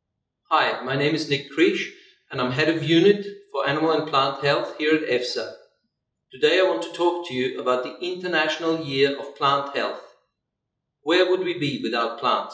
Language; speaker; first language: English; non-native, fluent; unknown